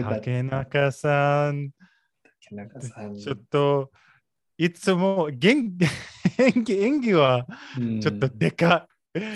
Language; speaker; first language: Japanese; non-native, learner; English